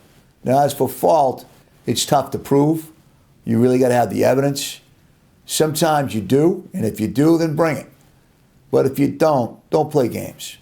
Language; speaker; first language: English; native; English